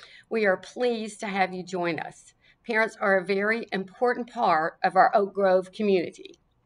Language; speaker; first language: English; native; English